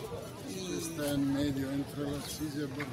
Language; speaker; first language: Italian; non-native, learner; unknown